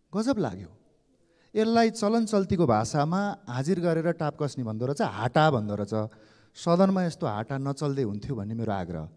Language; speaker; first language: Nepali; native; Nepali